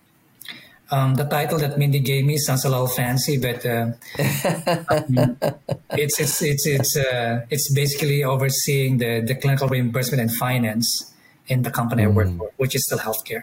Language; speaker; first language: English; non-native, local second language; Iloko